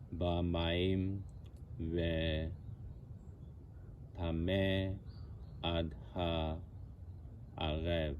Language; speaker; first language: Hebrew; non-native, learner; Japanese